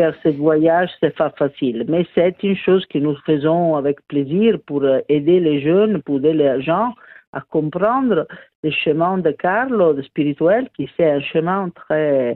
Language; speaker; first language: French; non-native, fluent; Italian